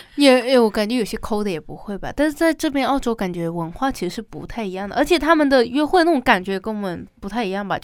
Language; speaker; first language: Chinese; native; Chinese